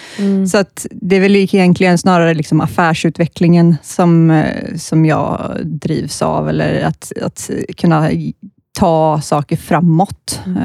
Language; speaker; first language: Swedish; native; Swedish